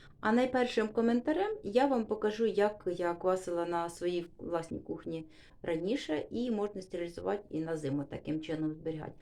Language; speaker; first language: Ukrainian; non-native, local second language; Russian